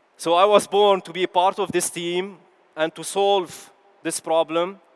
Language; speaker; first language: English; non-native, fluent; Arabic